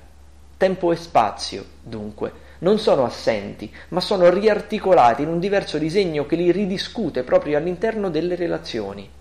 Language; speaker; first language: Italian; native; Italian